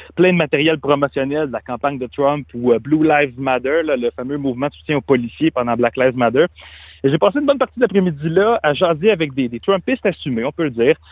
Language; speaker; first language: French; native; French